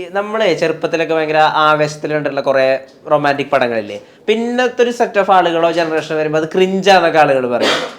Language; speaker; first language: Malayalam; native; Malayalam